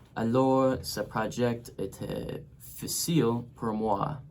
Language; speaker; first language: French; non-native, learner; English